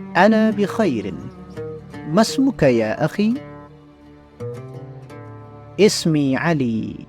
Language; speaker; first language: Arabic; non-native, fluent; Indonesian